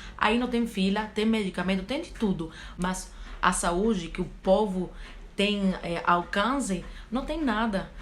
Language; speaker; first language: Portuguese; non-native, fluent; Spanish